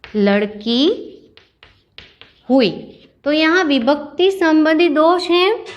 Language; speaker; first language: Hindi; non-native, local second language; Gujarati